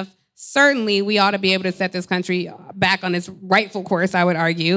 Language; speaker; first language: English; native; English